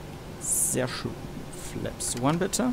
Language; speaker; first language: German; native; German